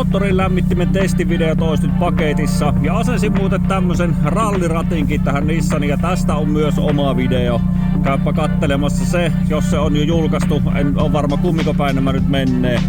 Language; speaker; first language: Finnish; native; Finnish